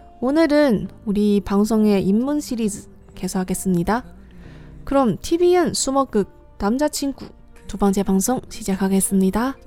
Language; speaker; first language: Korean; non-native, fluent; Chinese